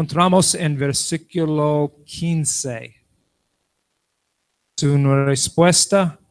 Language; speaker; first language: Spanish; non-native, learner; English